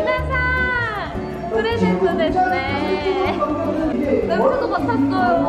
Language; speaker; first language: Japanese; non-native, learner; Korean